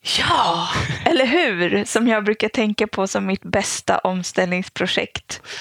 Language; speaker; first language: Swedish; native; Swedish